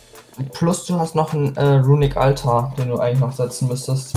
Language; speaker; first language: German; native; German